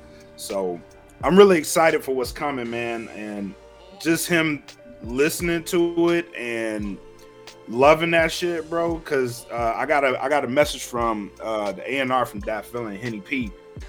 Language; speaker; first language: English; native; English